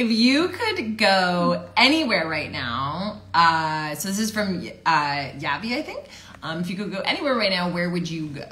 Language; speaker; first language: English; native; English